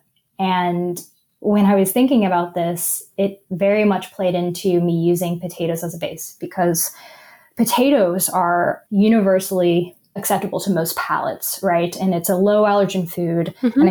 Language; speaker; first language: English; native; English